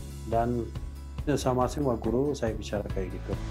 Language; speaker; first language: Indonesian; non-native, learner; Persian